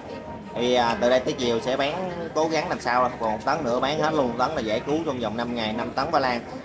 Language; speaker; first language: Vietnamese; native; Vietnamese